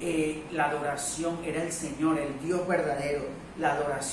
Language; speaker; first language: Spanish; native; Spanish